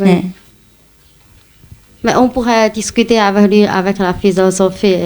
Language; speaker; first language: French; non-native, learner; Chinese